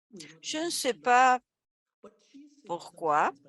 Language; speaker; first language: French; non-native, fluent; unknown